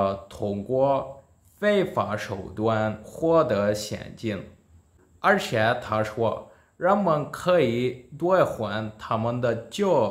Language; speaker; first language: Chinese; non-native, learner; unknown